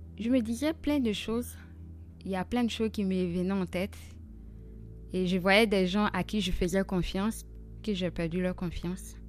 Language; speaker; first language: French; non-native, local second language; Soninke